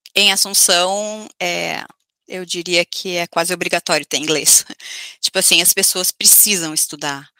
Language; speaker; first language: Portuguese; native; Portuguese